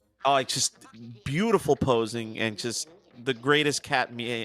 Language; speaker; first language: English; native; English